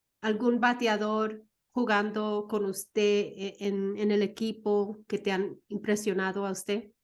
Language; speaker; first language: Spanish; early bilingual, heritage; Spanish